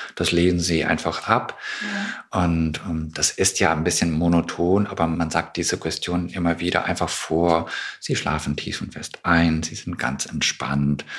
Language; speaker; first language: German; non-native, fluent; English